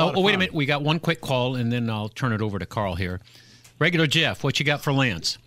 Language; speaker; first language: English; native; English